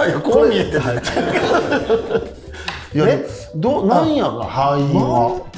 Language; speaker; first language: Japanese; native; Japanese